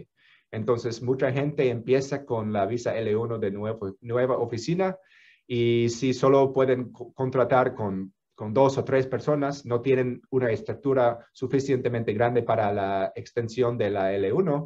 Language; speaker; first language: Spanish; non-native, fluent; English